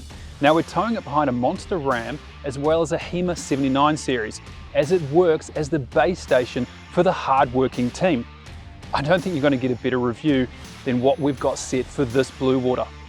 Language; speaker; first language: English; native; English